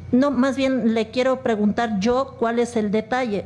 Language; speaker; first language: Spanish; native; Spanish